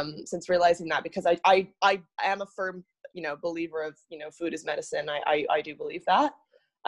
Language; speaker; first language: English; native; English